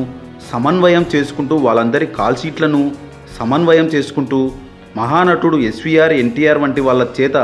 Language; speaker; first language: Telugu; native; Telugu